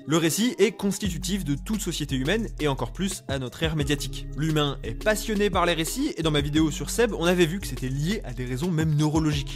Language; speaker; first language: French; native; French